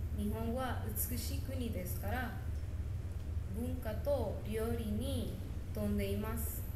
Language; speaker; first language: Japanese; non-native, learner; Spanish